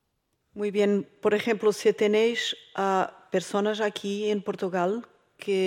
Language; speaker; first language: Spanish; non-native, learner; Portuguese